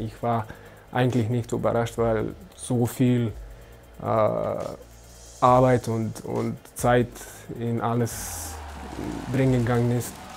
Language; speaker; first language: German; non-native, fluent; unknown